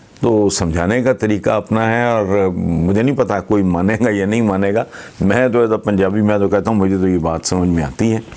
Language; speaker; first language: Urdu; non-native, local second language; Punjabi